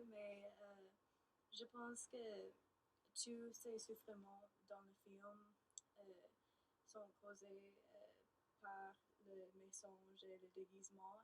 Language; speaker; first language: French; non-native, learner; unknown